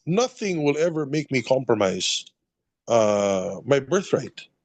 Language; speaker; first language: English; non-native, local second language; Filipino